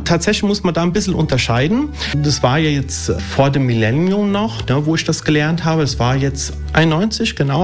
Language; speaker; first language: German; early bilingual, other home language; Italian